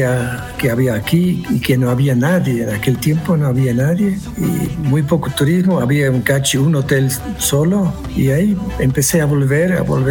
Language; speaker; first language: Spanish; non-native, fluent; Swiss German